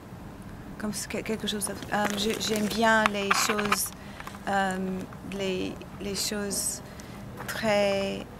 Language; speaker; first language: French; non-native, learner; English